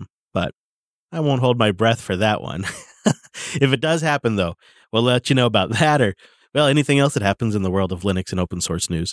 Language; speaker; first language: English; native; English